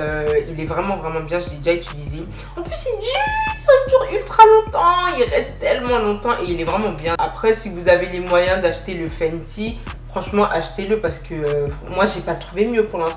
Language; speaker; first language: French; native; French